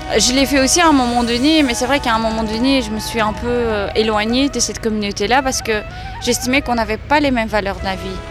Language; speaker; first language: French; early bilingual, other home language; Armenian